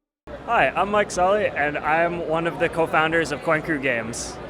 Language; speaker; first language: English; native; English